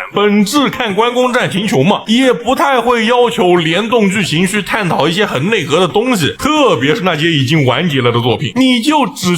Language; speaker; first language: Chinese; native; Chinese